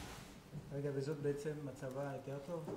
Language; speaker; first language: Hebrew; native; Hebrew